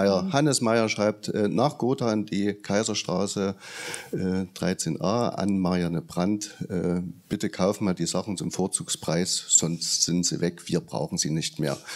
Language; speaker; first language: German; native; German